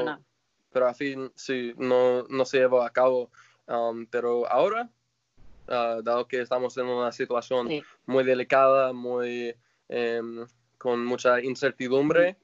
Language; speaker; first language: Spanish; non-native, fluent; English